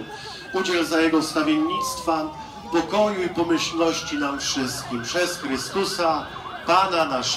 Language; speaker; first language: Polish; native; Polish